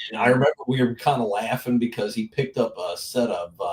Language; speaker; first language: English; native; English